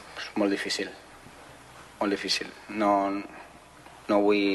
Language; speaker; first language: Catalan; non-native, fluent; Spanish